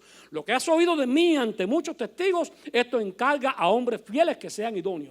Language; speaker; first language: Spanish; native; Spanish